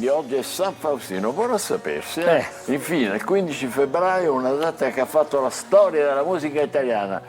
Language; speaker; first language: Italian; native; Italian